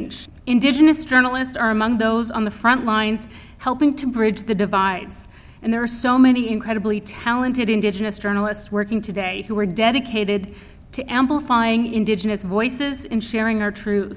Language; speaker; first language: English; native; English